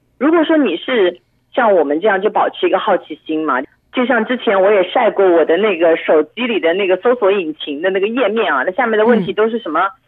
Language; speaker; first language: Chinese; native; Chinese